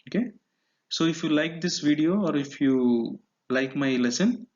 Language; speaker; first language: English; non-native, local second language; Kannada